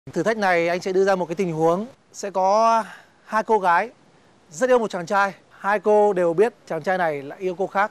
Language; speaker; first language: Vietnamese; native; Vietnamese